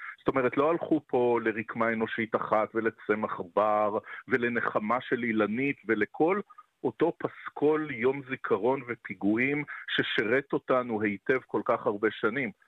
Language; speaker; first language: Hebrew; native; Hebrew